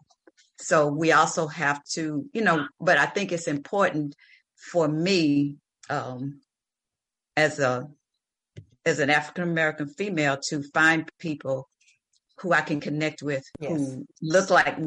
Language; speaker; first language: English; native; English